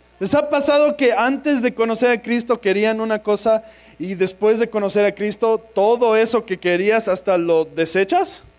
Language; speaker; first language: Spanish; non-native, fluent; English